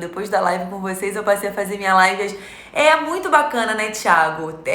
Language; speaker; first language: Portuguese; native; Portuguese